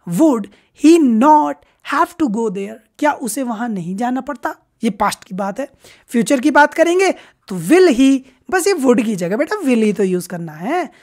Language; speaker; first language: Hindi; native; Hindi